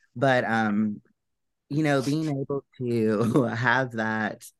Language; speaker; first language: English; native; English